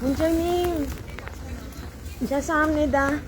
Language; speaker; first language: Korean; non-native, learner; Filipino